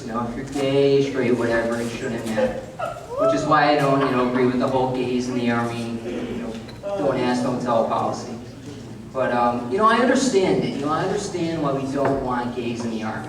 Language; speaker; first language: English; native; English